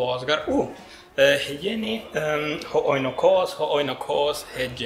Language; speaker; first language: Greek; non-native, fluent; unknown